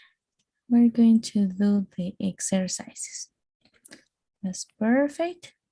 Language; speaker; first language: English; non-native, fluent; Spanish